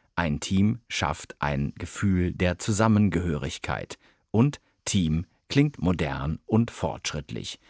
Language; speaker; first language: German; native; German